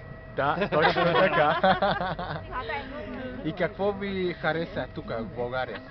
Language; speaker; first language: Bulgarian; non-native, learner; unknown